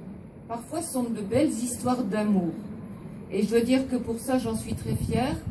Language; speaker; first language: French; native; French